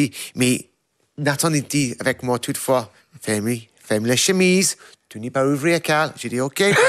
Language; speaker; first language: French; non-native, learner; English